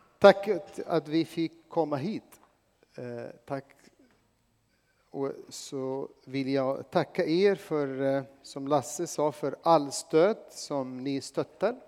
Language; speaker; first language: Swedish; non-native, fluent; Arabic